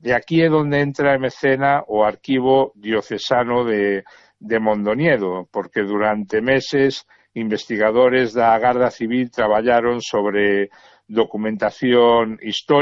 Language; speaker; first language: Galician; native; Galician